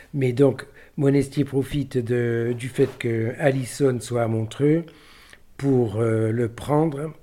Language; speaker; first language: French; native; French